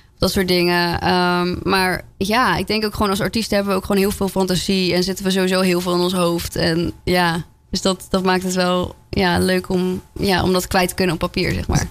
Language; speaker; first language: Dutch; early bilingual, other home language; French